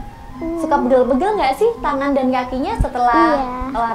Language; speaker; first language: Indonesian; native; Indonesian